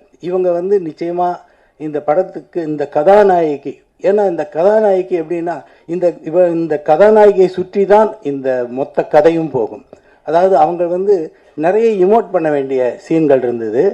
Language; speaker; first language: Tamil; native; Tamil